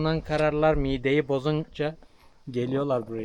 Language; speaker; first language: Turkish; native; Turkish